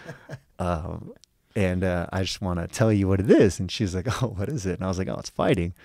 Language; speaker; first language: English; native; English